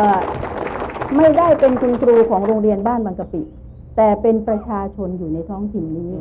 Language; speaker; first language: Thai; native; Thai